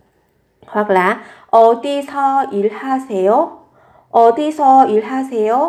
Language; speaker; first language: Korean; non-native, fluent; Vietnamese